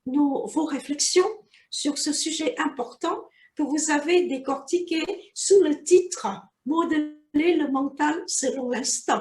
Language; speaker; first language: French; native; French